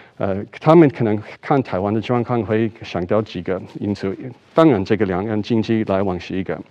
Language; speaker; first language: Chinese; non-native, fluent; English